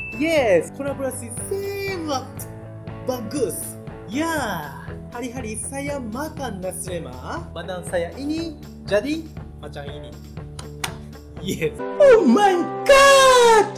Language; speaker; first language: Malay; non-native, learner; Japanese